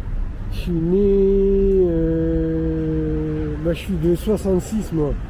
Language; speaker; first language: French; native; French